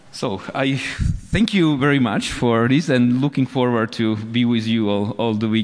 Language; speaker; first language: English; non-native, fluent; Slovak